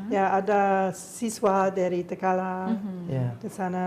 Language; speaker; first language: Indonesian; non-native, learner; English